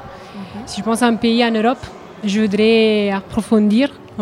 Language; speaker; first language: French; non-native, learner; Italian